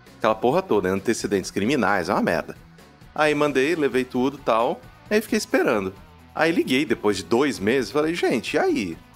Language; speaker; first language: Portuguese; native; Portuguese